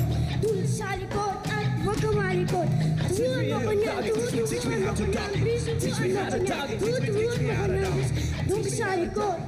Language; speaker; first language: Filipino; early bilingual, heritage; Filipino